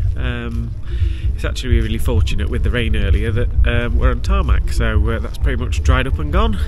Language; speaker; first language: English; native; English